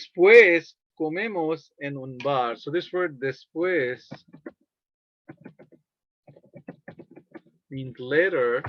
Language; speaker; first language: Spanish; non-native, fluent; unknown